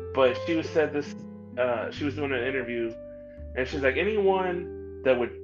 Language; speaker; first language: English; native; English